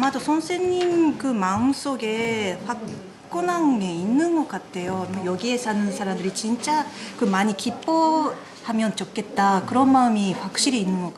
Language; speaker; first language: Korean; non-native, fluent; Japanese